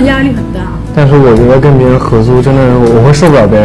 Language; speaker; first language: Chinese; native; Chinese